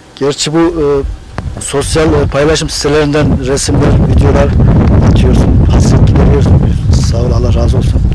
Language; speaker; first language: Turkish; native; Turkish